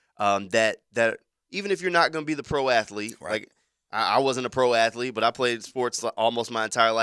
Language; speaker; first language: English; native; English